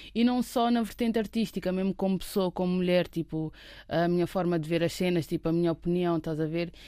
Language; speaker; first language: Portuguese; native; Portuguese